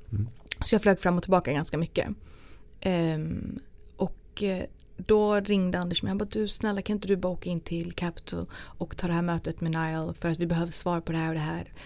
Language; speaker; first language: Swedish; early bilingual, other home language; Turoyo